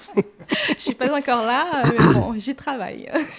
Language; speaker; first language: French; non-native, fluent; Portuguese